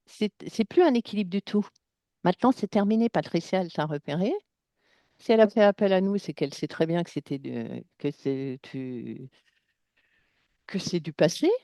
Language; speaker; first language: French; native; French